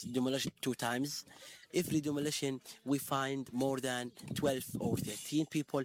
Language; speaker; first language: English; non-native, fluent; Arabic